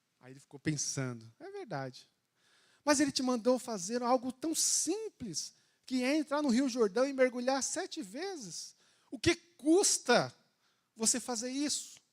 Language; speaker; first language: Portuguese; native; Portuguese